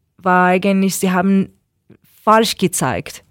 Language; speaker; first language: German; non-native, learner; Persian